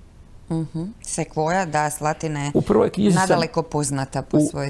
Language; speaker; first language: Croatian; native; Croatian